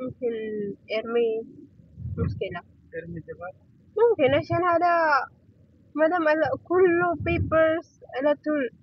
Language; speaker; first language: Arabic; non-native, learner; Filipino